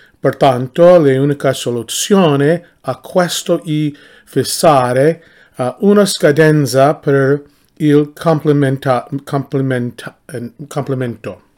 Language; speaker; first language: Italian; non-native, learner; English